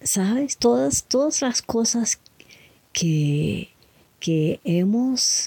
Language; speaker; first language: Spanish; non-native, learner; English